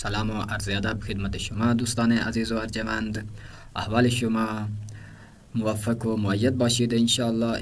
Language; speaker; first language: Persian; non-native, fluent; Urdu